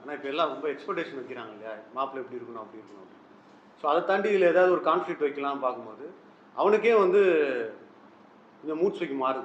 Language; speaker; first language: Tamil; native; Tamil